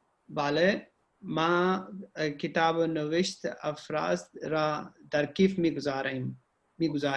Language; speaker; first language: Persian; non-native, learner; Urdu